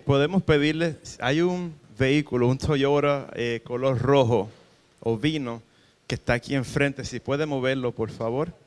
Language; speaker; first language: Spanish; early bilingual, heritage; Spanish